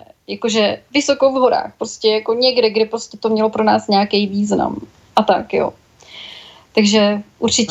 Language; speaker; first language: Czech; native; Czech